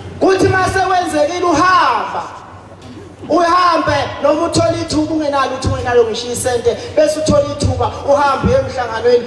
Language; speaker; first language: Zulu; native; Zulu